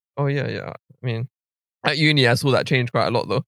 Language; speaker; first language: English; native; English